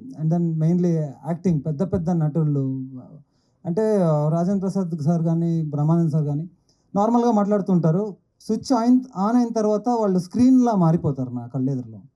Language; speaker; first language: Telugu; native; Telugu